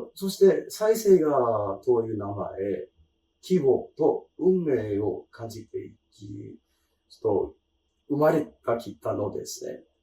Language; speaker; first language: Japanese; non-native, learner; English